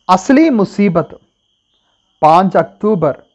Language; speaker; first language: Hindi; non-native, local second language; Malayalam